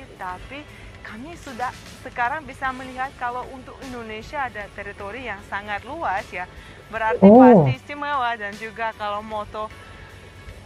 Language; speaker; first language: Indonesian; non-native, fluent; Russian